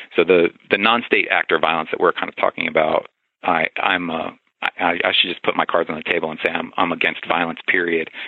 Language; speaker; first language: English; native; English